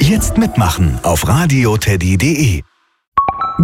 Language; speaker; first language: German; native; German